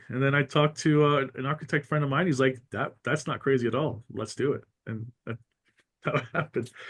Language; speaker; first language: English; native; English